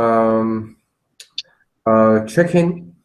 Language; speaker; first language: English; non-native, learner; Korean